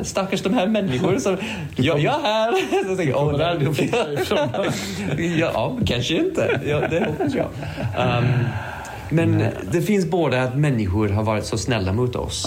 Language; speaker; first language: Swedish; non-native, fluent; English